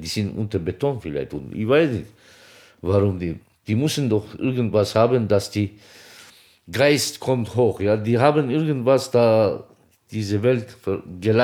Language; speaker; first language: German; non-native, learner; Turkish